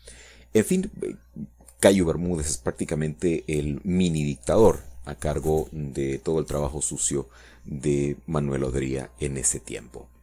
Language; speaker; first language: Spanish; native; Spanish